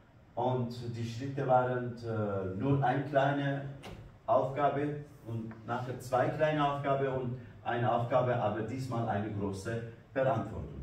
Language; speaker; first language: German; non-native, learner; Kurdish